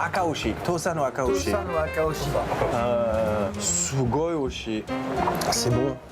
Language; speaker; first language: Japanese; non-native, learner; French